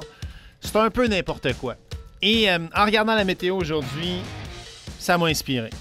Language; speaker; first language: French; native; French